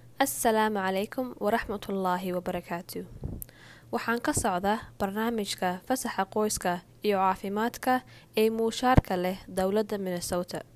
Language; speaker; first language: Somali; early bilingual, heritage; Somali